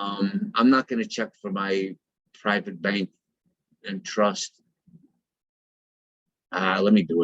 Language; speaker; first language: English; native; English